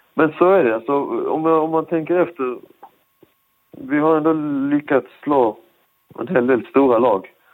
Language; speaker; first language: Swedish; early bilingual, other home language; Persian